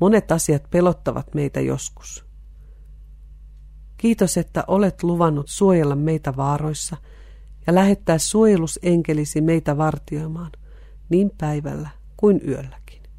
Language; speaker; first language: Finnish; native; Finnish